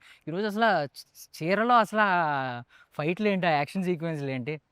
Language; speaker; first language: Telugu; native; Telugu